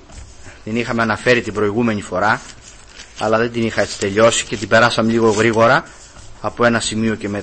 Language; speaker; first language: Greek; native; Greek